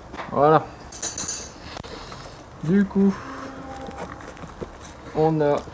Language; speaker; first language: French; native; French